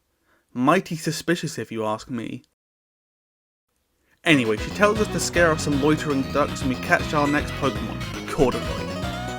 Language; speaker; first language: English; native; English